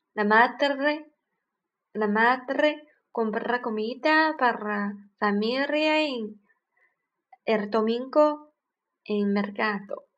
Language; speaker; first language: Spanish; non-native, learner; Chinese